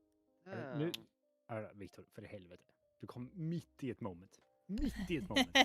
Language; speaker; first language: Swedish; native; Swedish